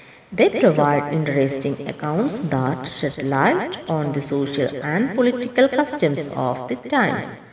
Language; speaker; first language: English; non-native, local second language; Malayalam